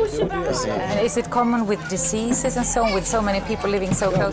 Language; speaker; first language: English; non-native, fluent; Swedish